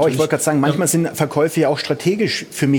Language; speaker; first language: German; native; German